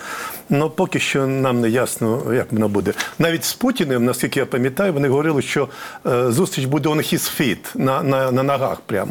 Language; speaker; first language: Ukrainian; native; Ukrainian